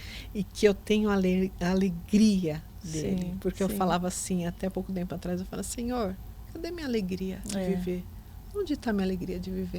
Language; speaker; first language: Portuguese; native; Portuguese